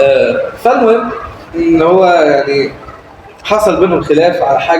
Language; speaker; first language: Arabic; native; Arabic